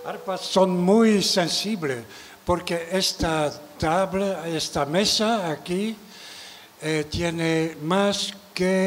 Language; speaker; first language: Spanish; non-native, learner; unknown